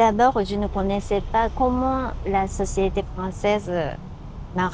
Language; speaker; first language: French; non-native, learner; Japanese